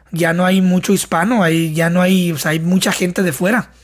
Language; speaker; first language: Spanish; native; Spanish